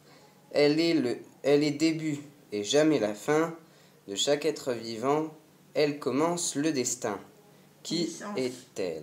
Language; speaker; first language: French; native; French